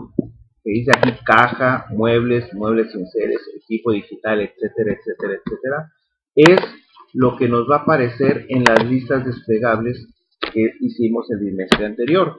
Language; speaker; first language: Spanish; native; Spanish